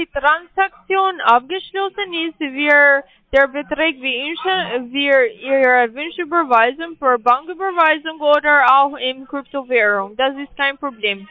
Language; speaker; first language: German; non-native, learner; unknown